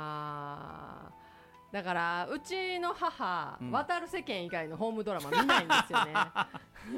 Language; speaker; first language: Japanese; native; Japanese